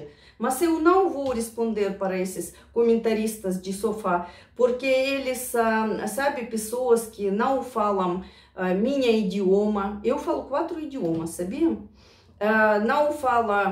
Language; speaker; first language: Portuguese; non-native, fluent; Russian